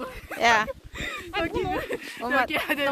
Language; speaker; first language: Korean; non-native, fluent; Filipino